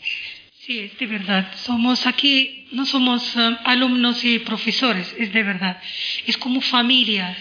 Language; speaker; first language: Spanish; non-native, learner; Arabic